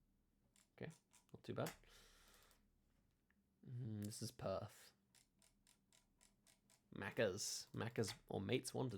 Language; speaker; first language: English; native; English